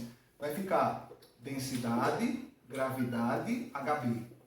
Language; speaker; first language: Portuguese; native; Portuguese